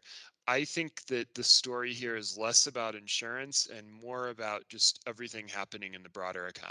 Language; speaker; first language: English; native; English